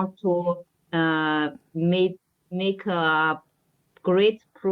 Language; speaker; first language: English; non-native, learner; Chinese